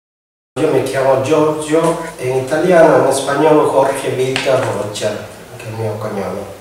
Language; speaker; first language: Italian; non-native, fluent; Spanish